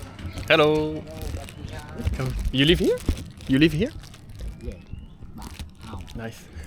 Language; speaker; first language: English; non-native, learner; French